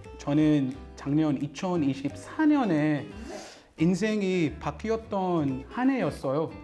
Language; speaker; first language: Korean; non-native, fluent; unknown